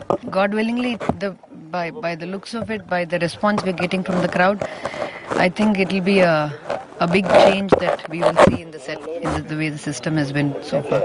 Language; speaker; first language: English; non-native, local second language; Telugu